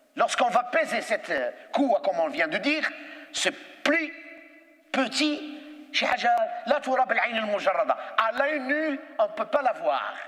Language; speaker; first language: French; non-native, local second language; Arabic